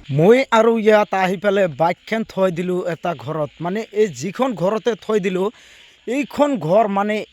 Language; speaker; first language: Assamese; non-native, local second language; Bangla